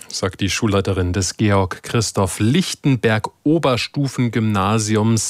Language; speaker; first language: German; native; German